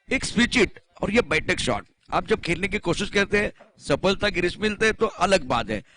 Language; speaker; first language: Hindi; non-native, local second language; Marathi